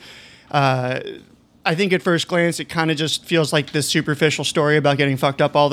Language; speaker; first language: English; native; English